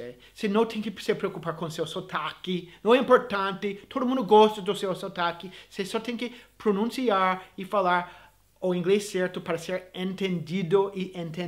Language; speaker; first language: Portuguese; non-native, fluent; English